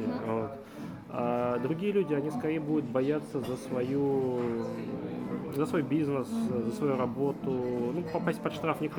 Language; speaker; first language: Russian; native; Russian